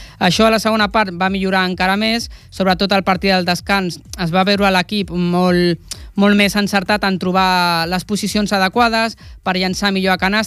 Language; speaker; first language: Catalan; native; Catalan